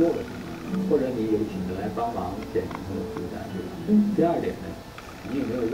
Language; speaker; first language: Chinese; native; Chinese